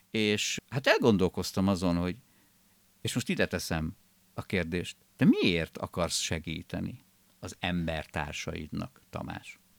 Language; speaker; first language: Hungarian; native; Hungarian